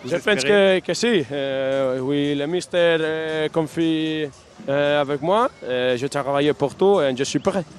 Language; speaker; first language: French; non-native, learner; Spanish